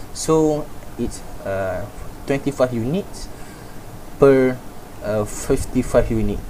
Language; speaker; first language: English; non-native, local second language; Malay